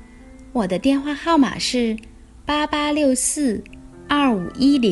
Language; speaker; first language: Chinese; non-native, learner; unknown